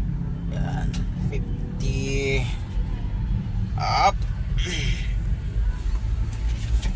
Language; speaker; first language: Filipino; native; Filipino